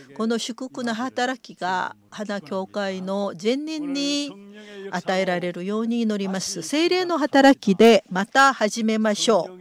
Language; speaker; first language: Japanese; non-native, fluent; Korean